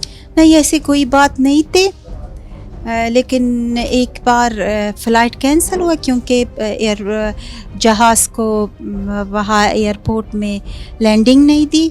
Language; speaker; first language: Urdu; non-native, fluent; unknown